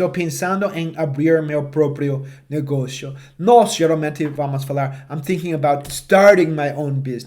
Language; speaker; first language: Portuguese; non-native, fluent; English